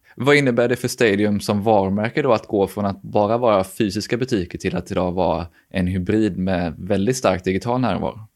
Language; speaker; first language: Swedish; native; Swedish